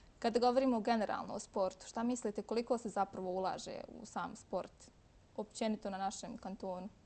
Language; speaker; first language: Croatian; native; Croatian